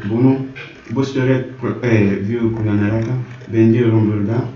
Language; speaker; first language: Turkish; non-native, learner; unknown